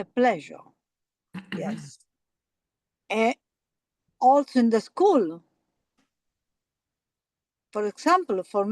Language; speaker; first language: English; non-native, learner; Italian